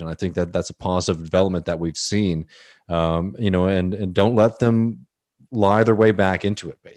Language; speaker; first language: English; native; English